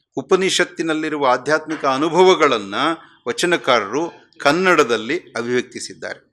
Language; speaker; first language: Kannada; native; Kannada